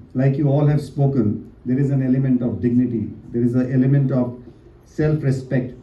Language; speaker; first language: English; non-native, local second language; Hindi